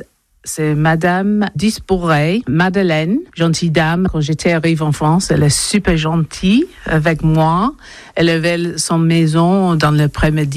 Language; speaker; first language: French; non-native, learner; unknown